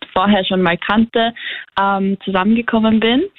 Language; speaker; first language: German; non-native, fluent; Macedonian